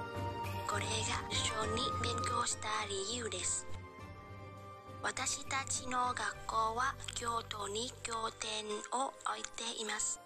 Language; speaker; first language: Japanese; non-native, learner; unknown